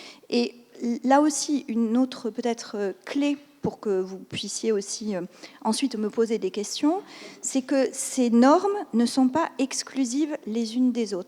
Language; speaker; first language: French; native; French